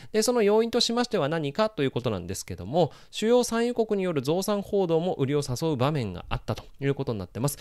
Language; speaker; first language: Japanese; native; Japanese